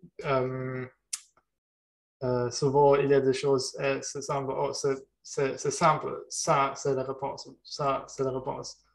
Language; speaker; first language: French; non-native, learner; German